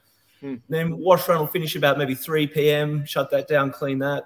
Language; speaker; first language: English; native; English